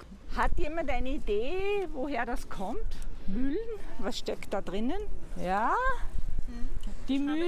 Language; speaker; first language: German; native; German